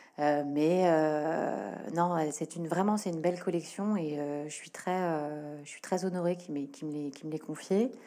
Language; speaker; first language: French; native; French